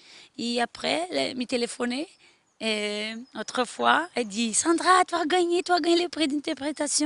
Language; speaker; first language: French; non-native, learner; Portuguese